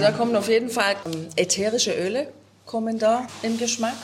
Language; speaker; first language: German; native; German